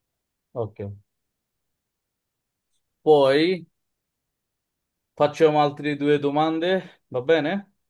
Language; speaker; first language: Italian; non-native, fluent; Bangla